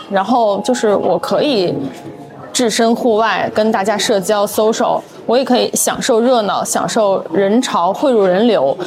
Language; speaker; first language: Chinese; native; Chinese